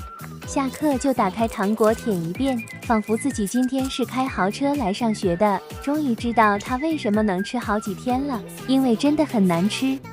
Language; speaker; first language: Chinese; native; Chinese